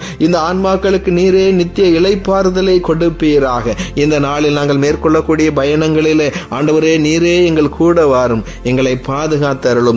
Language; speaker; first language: Tamil; native; Tamil